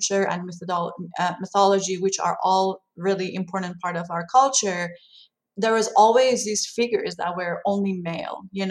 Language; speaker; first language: English; non-native, fluent; Persian